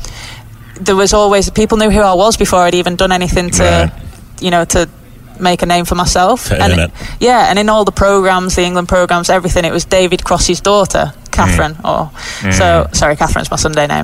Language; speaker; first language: English; native; English